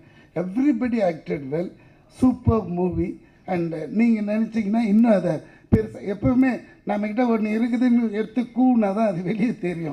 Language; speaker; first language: Tamil; native; Tamil